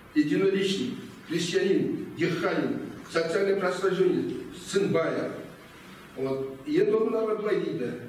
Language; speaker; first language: Russian; non-native, local second language; Kazakh